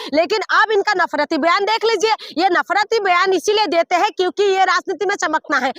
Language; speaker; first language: Hindi; non-native, local second language; Assamese